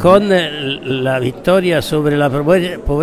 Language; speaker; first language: Spanish; non-native, fluent; Italian